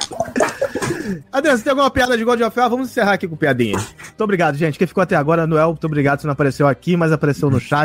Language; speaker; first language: Portuguese; native; Portuguese